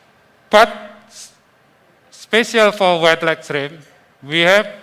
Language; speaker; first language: English; non-native, fluent; Indonesian